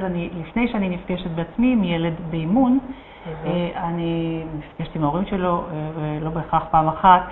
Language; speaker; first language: Hebrew; native; Hebrew